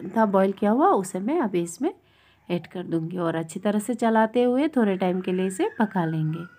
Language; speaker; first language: Hindi; non-native, local second language; Bangla